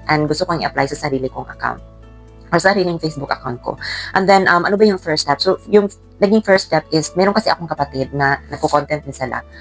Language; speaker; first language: Filipino; non-native, local second language; Cebuano